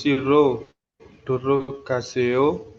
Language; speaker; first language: Korean; non-native, learner; Indonesian